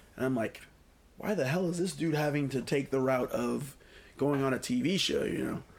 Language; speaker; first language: English; native; English